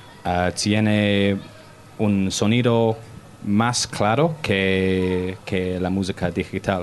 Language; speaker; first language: Spanish; non-native, learner; English